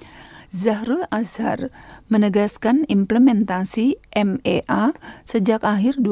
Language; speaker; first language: Indonesian; native; Indonesian